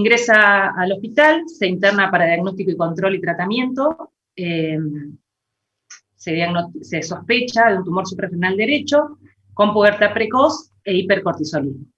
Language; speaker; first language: Spanish; native; Spanish